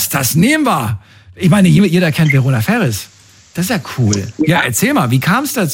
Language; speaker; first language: German; native; German